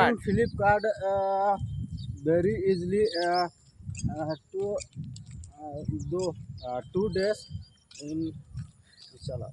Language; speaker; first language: English; non-native, learner; Hindi